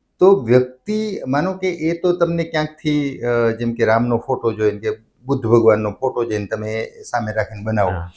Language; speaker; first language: Gujarati; native; Gujarati